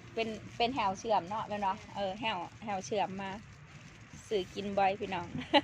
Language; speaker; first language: Thai; native; Thai